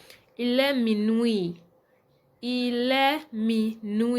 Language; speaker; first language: French; non-native, fluent; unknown